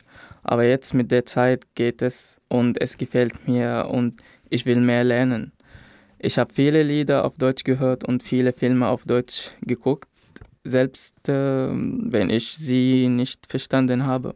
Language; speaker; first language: German; non-native, fluent; Arabic